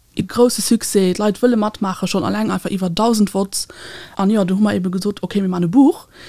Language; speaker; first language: Luxembourgish; native; Luxembourgish